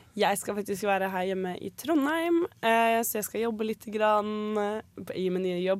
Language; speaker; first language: Norwegian; native; Norwegian